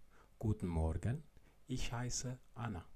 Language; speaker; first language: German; non-native, fluent; Amharic